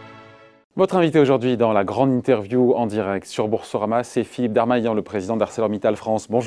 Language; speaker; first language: French; native; French